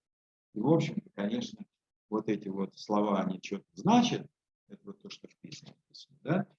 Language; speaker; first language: Russian; native; Russian